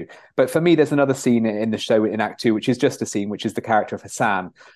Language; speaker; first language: English; native; English